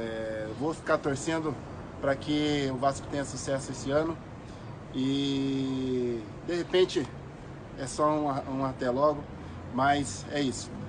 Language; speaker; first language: Portuguese; native; Portuguese